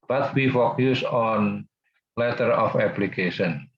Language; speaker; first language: English; non-native, fluent; Indonesian